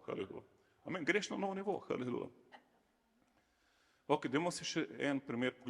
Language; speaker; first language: Slovenian; native; Slovenian